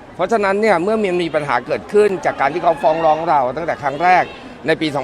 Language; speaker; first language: Thai; native; Thai